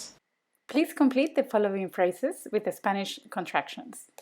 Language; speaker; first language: English; non-native, fluent; Spanish